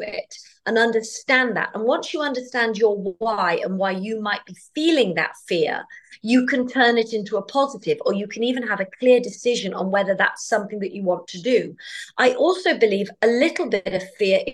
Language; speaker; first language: English; native; English